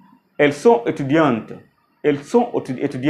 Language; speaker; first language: French; non-native, fluent; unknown